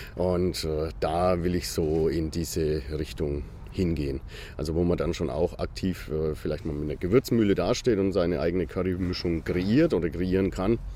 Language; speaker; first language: German; native; German